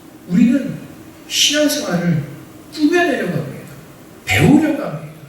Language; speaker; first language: Korean; native; Korean